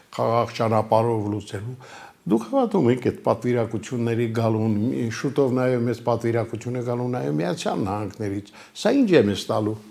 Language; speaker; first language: Armenian; native; Armenian